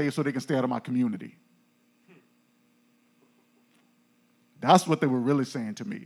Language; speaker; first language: English; native; English